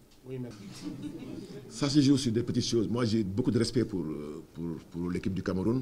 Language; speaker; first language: French; non-native, local second language; Wolof